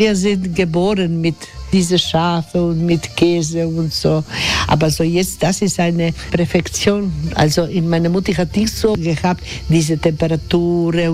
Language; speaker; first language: German; non-native, learner; Croatian